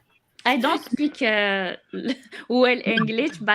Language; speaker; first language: English; non-native, learner; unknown